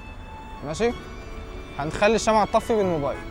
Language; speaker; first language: Arabic; native; Arabic